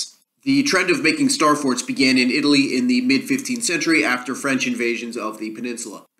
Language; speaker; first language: English; native; English